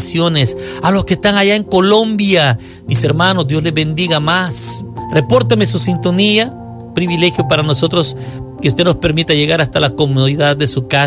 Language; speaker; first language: Spanish; native; Spanish